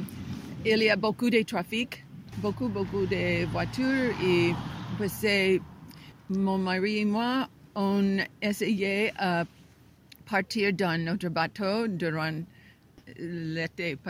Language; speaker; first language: French; non-native, learner; English